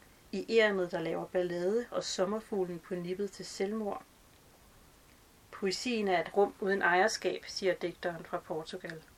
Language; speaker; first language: Danish; native; Danish